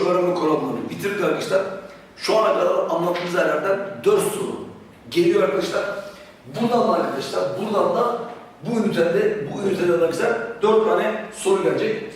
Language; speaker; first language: Turkish; native; Turkish